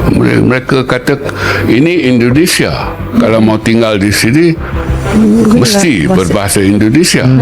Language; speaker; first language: Malay; native; Malay